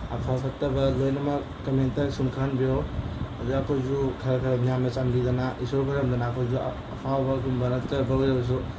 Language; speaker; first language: Manipuri; native; Manipuri